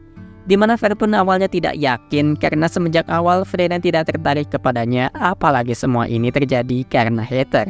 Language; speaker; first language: Indonesian; native; Indonesian